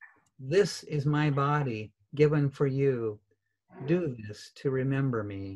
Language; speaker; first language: English; native; English